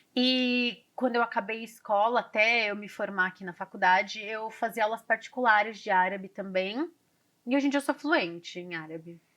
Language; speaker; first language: Portuguese; native; Portuguese